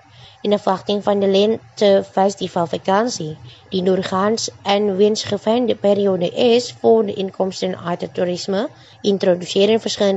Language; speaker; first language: Dutch; non-native, fluent; Indonesian